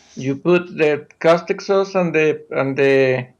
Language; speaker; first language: English; non-native, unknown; Spanish